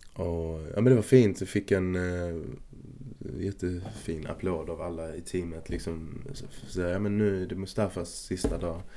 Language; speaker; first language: Swedish; early bilingual, other home language; Arabic